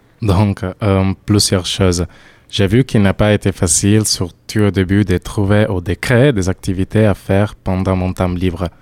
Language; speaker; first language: French; non-native, learner; Italian